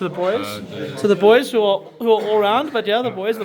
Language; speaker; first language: English; native; English